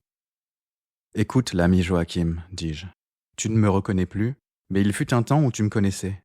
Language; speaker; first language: French; native; French